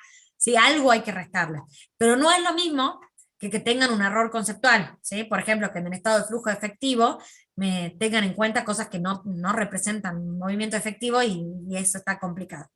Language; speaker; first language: Spanish; native; Spanish